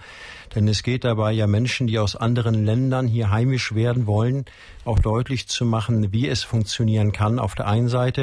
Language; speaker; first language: German; native; German